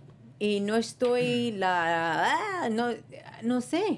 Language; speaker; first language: Spanish; early bilingual, heritage; Spanish